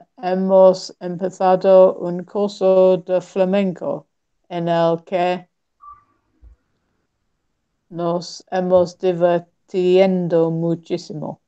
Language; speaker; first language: Spanish; non-native, learner; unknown